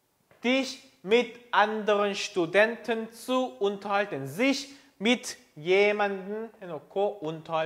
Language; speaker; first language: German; non-native, fluent; Korean